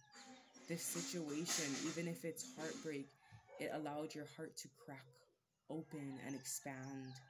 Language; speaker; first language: English; native; English